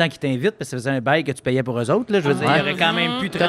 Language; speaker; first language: French; native; French